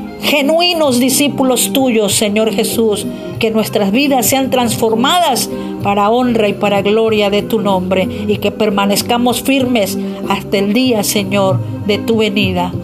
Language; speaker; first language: Spanish; native; Spanish